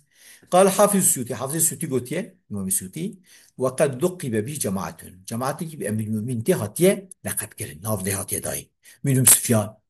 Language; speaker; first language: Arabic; non-native, learner; Kurdish